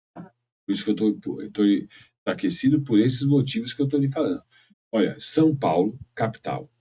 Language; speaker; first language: Portuguese; native; Portuguese